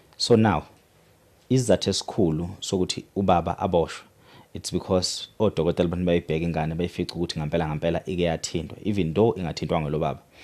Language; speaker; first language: Zulu; native; Zulu